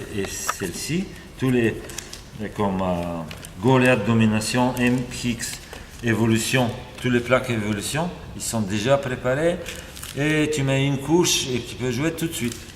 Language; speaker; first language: French; non-native, fluent; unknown